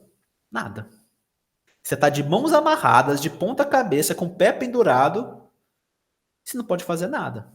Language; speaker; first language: Portuguese; native; Portuguese